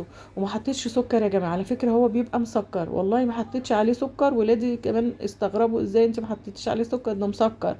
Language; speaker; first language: Arabic; native; Arabic